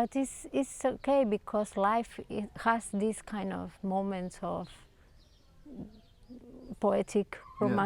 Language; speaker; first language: English; non-native, learner; Spanish